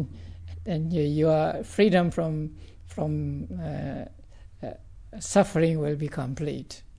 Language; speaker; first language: English; non-native, fluent; Burmese